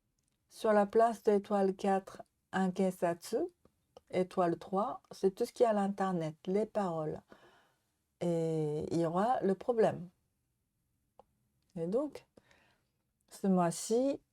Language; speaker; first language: French; non-native, learner; Japanese